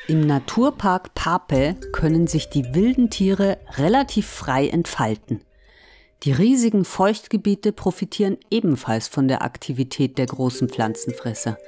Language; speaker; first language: German; native; German